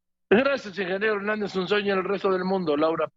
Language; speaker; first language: Spanish; native; Spanish